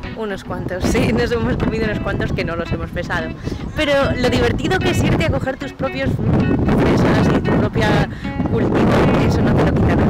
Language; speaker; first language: Spanish; native; Spanish